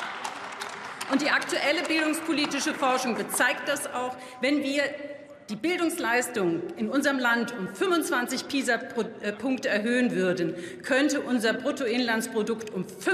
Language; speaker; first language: German; native; German